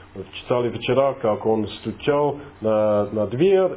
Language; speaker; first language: Russian; non-native, fluent; English